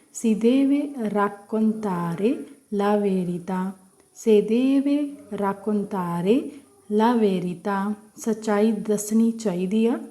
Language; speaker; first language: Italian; non-native, fluent; Punjabi